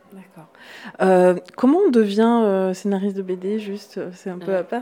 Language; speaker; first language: French; native; French